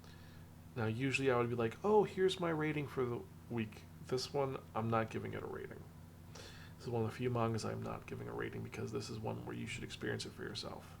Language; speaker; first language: English; native; English